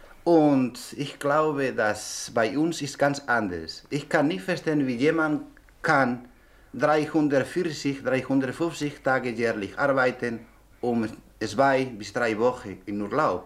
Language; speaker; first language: German; non-native, learner; Spanish